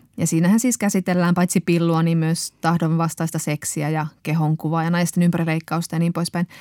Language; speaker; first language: Finnish; native; Finnish